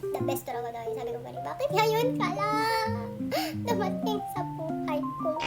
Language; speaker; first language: Filipino; non-native, local second language; Hiligaynon